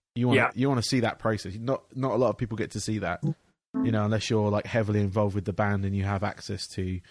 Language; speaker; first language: English; native; English